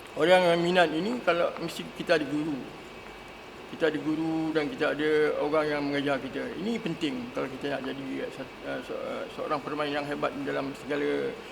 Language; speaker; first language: Malay; native; Malay